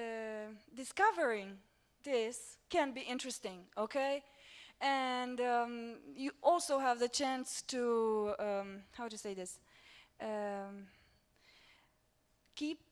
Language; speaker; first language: English; non-native, fluent; Romanian